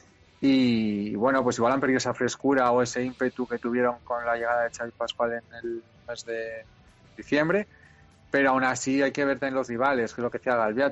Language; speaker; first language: Spanish; native; Spanish